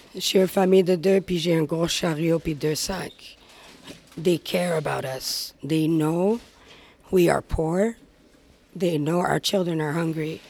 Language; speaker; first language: French; native; French